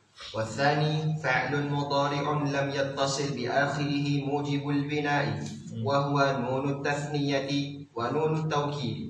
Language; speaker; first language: Arabic; non-native, learner; Malay